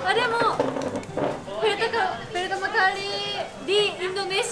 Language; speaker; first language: Indonesian; non-native, learner; Japanese